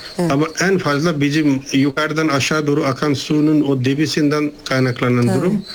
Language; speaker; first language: Turkish; non-native, fluent; Nepali